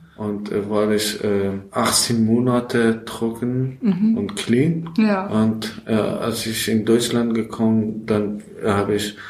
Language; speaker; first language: German; non-native, fluent; Persian